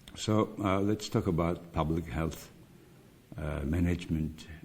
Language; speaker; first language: English; non-native, fluent; Mongolian